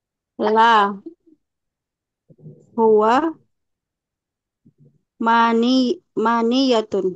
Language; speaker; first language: Arabic; non-native, learner; Indonesian